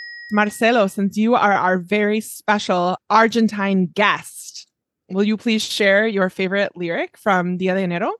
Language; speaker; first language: English; native; English